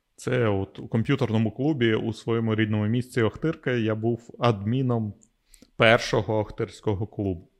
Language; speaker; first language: Ukrainian; non-native, local second language; Russian